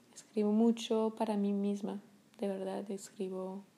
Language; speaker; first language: Spanish; non-native, fluent; French